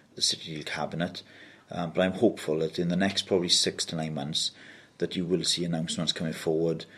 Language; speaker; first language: English; native; English